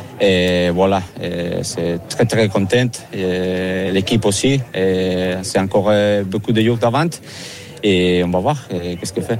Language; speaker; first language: French; non-native, learner; Spanish